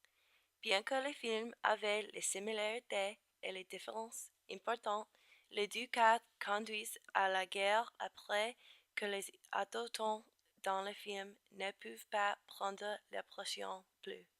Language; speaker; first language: French; non-native, learner; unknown